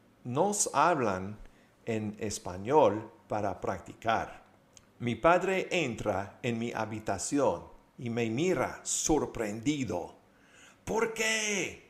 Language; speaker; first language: Spanish; non-native, fluent; English